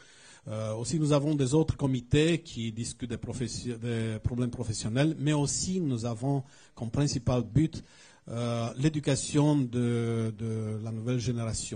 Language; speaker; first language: French; non-native, fluent; Romanian